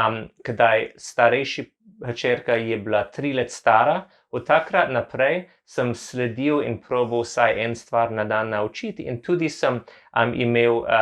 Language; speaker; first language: Slovenian; non-native, learner; English